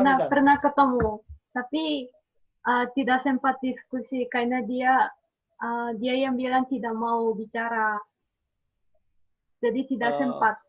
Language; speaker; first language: Indonesian; non-native, fluent; Japanese